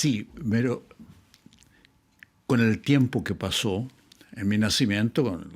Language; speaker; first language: Spanish; native; Spanish